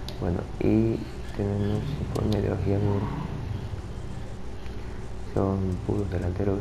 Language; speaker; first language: Spanish; native; Spanish